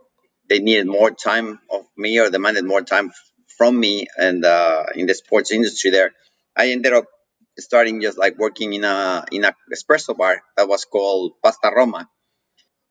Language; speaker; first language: English; non-native, fluent; Spanish